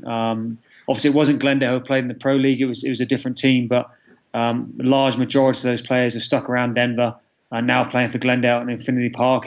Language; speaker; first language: English; native; English